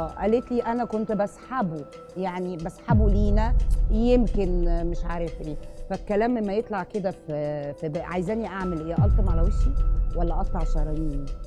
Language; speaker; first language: Arabic; native; Arabic